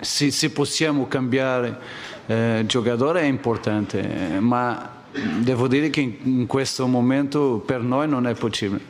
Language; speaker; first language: Italian; non-native, learner; Portuguese